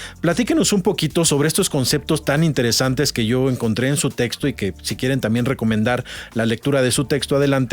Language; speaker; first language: Spanish; native; Spanish